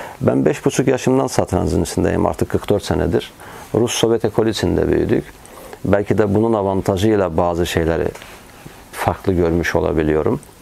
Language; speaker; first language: Turkish; non-native, fluent; Azerbaijani